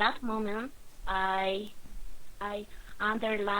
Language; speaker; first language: English; non-native, learner; Spanish